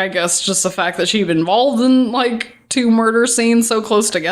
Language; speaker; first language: English; native; English